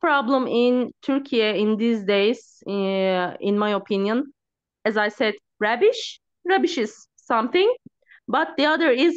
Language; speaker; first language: English; non-native, learner; Turkish